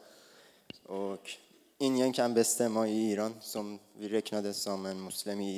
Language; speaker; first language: Swedish; non-native, learner; Persian